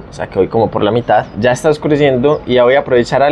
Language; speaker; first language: Spanish; native; Spanish